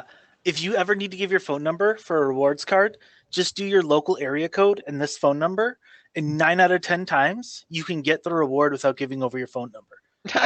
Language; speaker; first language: English; native; English